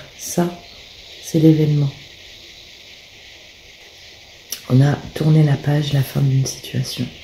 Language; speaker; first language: French; native; French